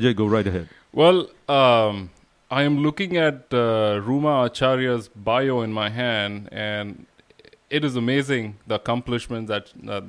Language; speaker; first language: English; non-native, local second language; Kannada